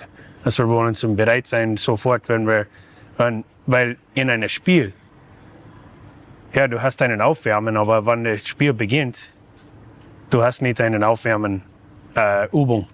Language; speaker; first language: German; non-native, learner; English